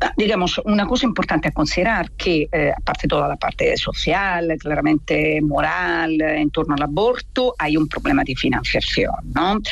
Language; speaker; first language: Spanish; non-native, fluent; Italian